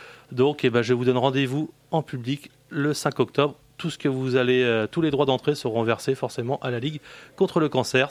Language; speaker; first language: French; native; French